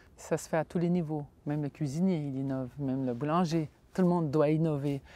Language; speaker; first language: French; native; French